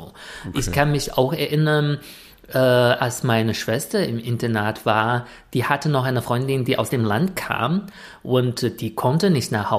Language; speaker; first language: German; non-native, fluent; Chinese